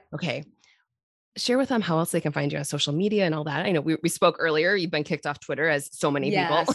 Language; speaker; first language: English; native; English